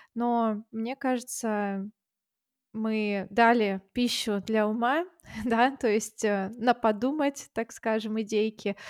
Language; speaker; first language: Russian; native; Russian